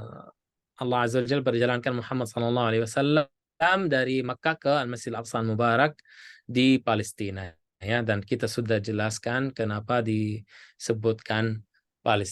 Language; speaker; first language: Indonesian; non-native, fluent; Arabic